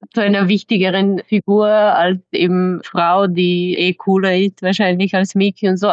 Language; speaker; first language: German; non-native, fluent; Serbian